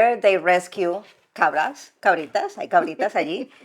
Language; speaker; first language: Spanish; native; Spanish